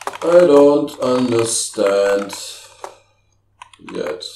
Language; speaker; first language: English; non-native, learner; German